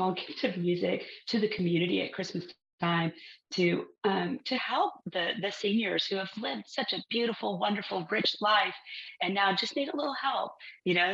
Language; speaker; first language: English; native; English